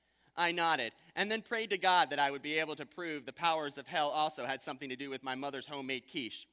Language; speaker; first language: English; native; English